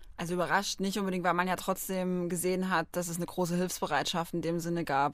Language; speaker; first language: German; native; German